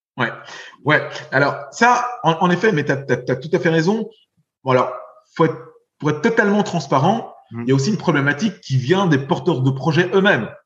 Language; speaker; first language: French; native; French